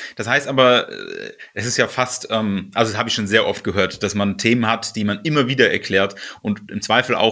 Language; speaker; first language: German; native; German